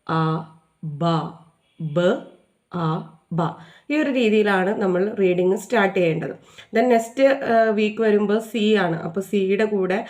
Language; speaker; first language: Malayalam; native; Malayalam